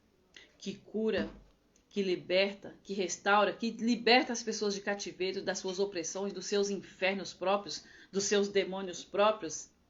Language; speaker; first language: Portuguese; native; Portuguese